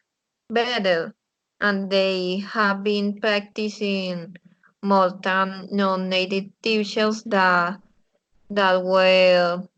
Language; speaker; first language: English; non-native, learner; Spanish